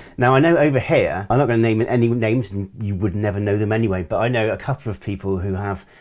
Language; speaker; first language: English; native; English